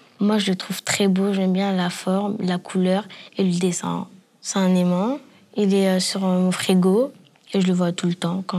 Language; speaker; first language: French; early bilingual, other home language; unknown